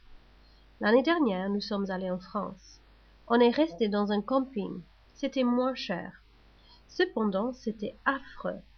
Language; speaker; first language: French; non-native, learner; English